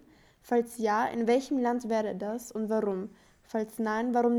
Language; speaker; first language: German; native; German